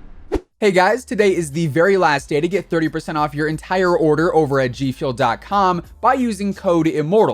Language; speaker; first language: English; native; English